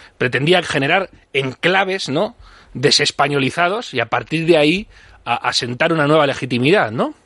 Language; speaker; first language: Spanish; native; Spanish